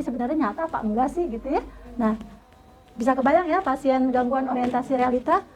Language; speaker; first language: Indonesian; native; Indonesian